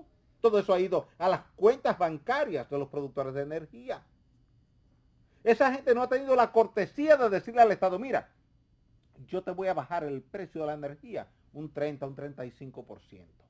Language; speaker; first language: Spanish; native; Spanish